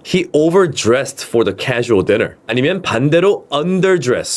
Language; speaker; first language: English; early bilingual, other home language; Korean